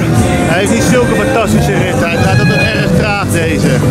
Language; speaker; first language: Dutch; native; Dutch